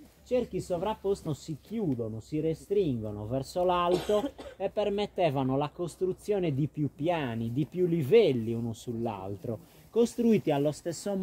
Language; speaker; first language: Italian; native; Italian